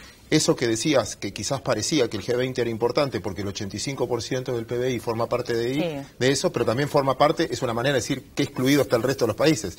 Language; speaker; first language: Spanish; native; Spanish